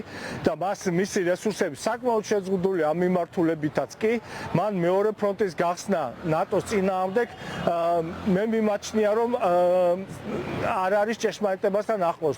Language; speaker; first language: Georgian; native; Georgian